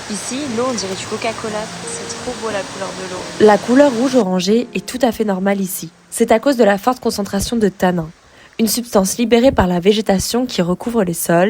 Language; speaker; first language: French; native; French